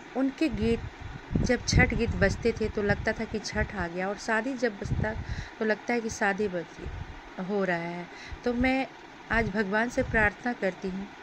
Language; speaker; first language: Hindi; native; Hindi